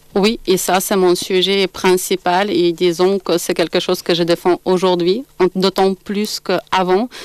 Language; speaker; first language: French; non-native, fluent; Ukrainian